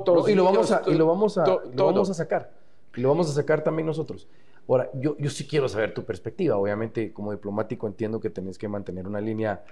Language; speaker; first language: Spanish; native; Spanish